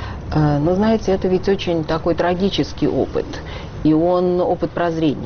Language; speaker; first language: Russian; native; Russian